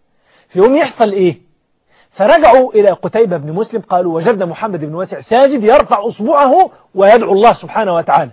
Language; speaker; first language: Arabic; native; Arabic